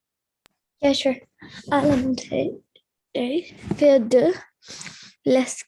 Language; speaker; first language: French; non-native, learner; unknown